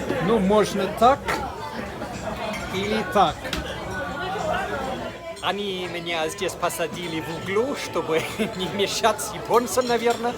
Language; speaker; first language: Russian; non-native, fluent; English